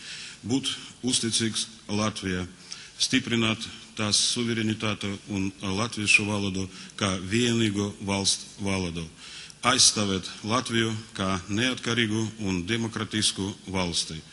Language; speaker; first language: Latvian; non-native, local second language; Russian